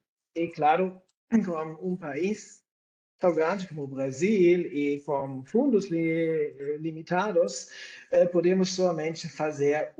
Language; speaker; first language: Portuguese; non-native, fluent; German